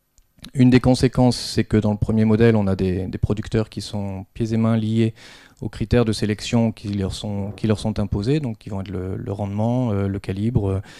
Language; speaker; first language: French; native; French